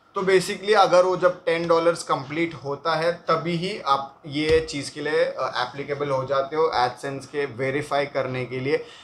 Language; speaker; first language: Hindi; non-native, local second language; Marathi